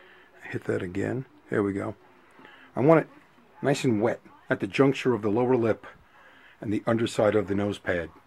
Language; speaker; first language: English; native; English